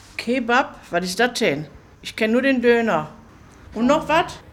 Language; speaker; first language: German; native; German